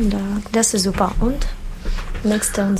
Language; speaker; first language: German; non-native, learner; Russian